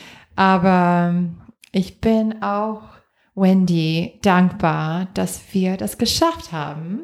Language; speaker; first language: German; non-native, fluent; English